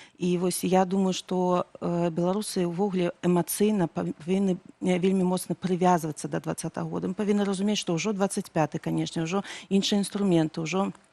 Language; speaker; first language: Belarusian; non-native, local second language; Russian